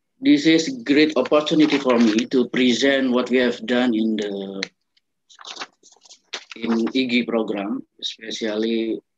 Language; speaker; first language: English; non-native, learner; Indonesian